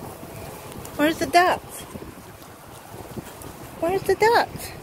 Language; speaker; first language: English; native; English